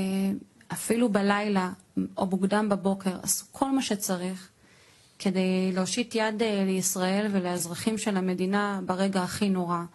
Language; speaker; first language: Hebrew; native; Hebrew